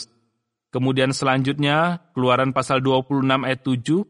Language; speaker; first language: Indonesian; native; Indonesian